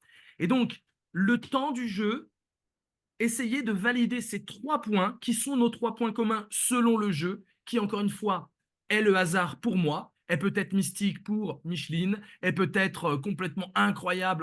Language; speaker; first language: French; native; French